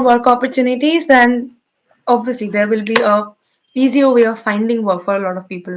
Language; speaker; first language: English; non-native, local second language; Bangla